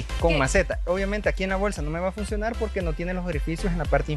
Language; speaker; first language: Spanish; native; Spanish